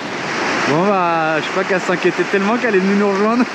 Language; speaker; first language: French; native; French